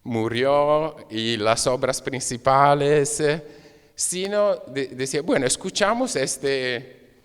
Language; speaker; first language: Spanish; non-native, fluent; Italian